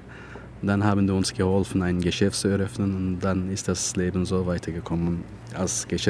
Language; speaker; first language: German; non-native, fluent; Turkish